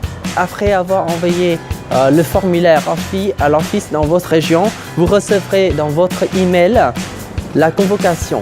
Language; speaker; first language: French; non-native, fluent; Vietnamese